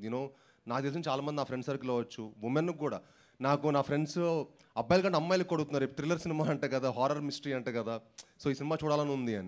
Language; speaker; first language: Telugu; native; Telugu